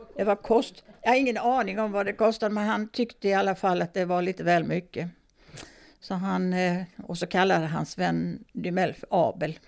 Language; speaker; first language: Swedish; native; Swedish